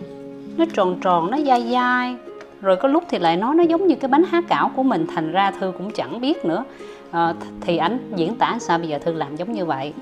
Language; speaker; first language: Vietnamese; native; Vietnamese